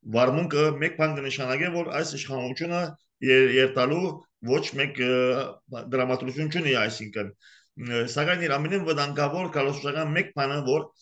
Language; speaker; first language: Armenian; early bilingual, heritage; Armenian